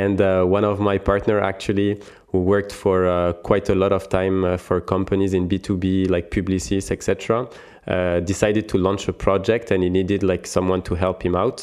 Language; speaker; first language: English; non-native, fluent; French